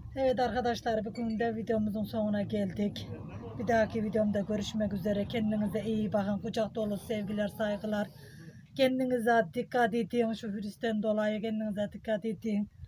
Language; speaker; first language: Turkish; native; Turkish